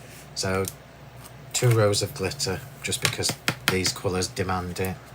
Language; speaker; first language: English; native; English